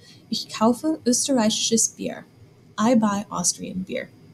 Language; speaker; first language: German; non-native, fluent; English